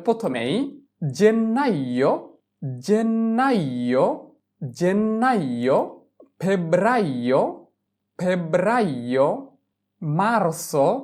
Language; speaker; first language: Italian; non-native, fluent; Bangla